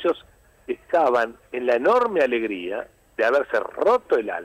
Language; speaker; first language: Spanish; native; Spanish